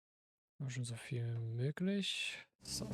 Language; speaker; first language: German; native; German